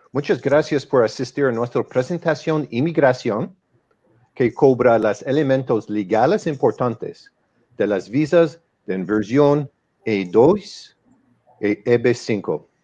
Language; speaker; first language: Spanish; non-native, fluent; English